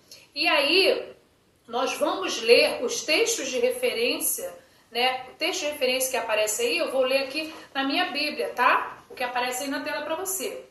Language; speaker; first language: Portuguese; native; Portuguese